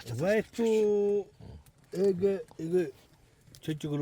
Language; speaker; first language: Korean; non-native, learner; Mongolian